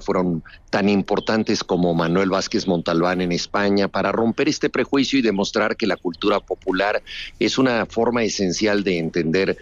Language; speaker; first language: Spanish; native; Spanish